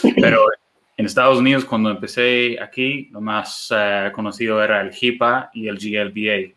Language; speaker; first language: Spanish; non-native, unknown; English